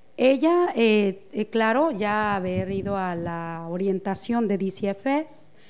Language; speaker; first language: Spanish; native; Spanish